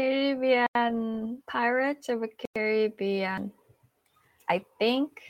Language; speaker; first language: English; non-native, fluent; Korean